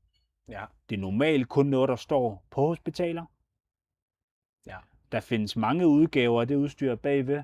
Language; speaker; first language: Danish; native; Danish